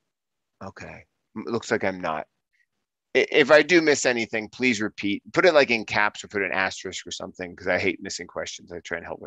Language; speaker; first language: English; native; English